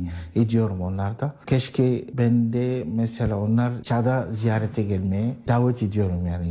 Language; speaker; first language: Turkish; non-native, learner; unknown